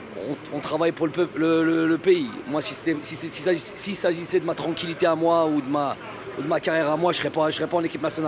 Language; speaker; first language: French; native; French